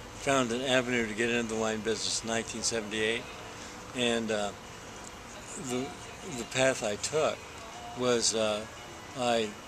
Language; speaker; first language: English; native; English